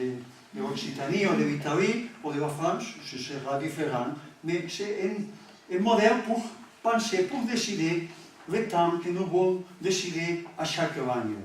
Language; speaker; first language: French; non-native, learner; Catalan